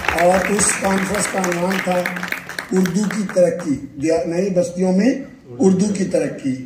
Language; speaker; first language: Urdu; native; Urdu